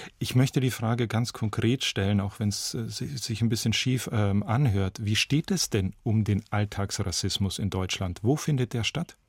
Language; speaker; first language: German; native; German